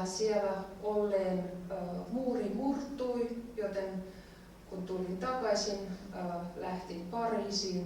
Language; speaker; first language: Finnish; non-native, fluent; German